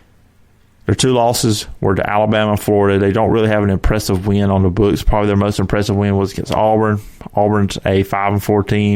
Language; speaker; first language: English; native; English